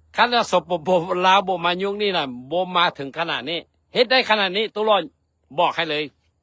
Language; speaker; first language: Lao; non-native, local second language; Hmong